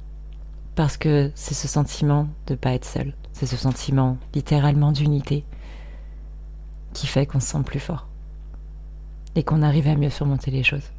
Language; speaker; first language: French; native; French